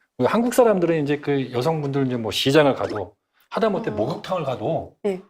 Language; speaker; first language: Korean; native; Korean